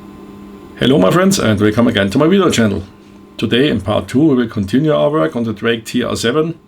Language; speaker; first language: English; non-native, fluent; German